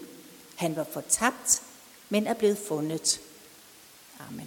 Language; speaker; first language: Danish; native; Danish